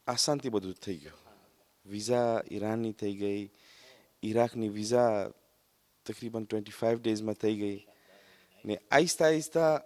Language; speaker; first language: Gujarati; early bilingual, heritage; Gujarati